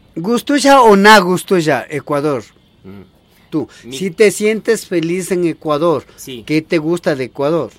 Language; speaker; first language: Spanish; non-native, local second language; Quechua